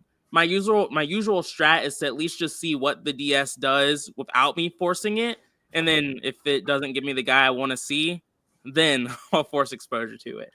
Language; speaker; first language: English; native; English